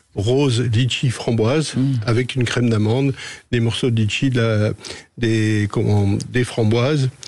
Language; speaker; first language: French; native; French